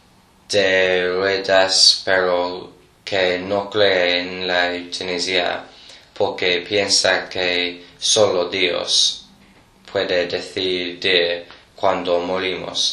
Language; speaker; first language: Spanish; non-native, learner; English